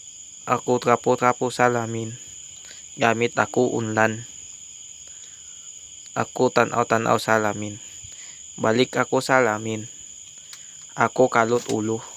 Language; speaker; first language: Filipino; non-native, local second language; Cebuano